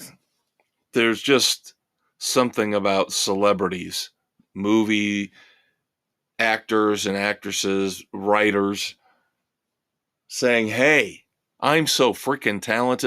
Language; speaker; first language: English; native; English